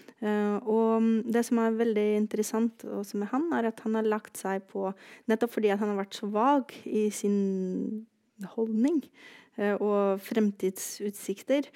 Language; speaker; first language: Norwegian; non-native, fluent; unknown